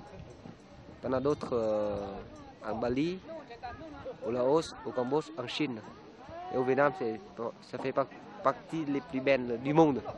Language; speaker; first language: French; non-native, fluent; Vietnamese